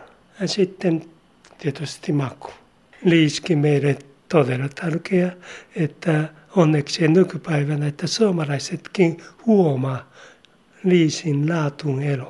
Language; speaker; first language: Finnish; non-native, learner; Japanese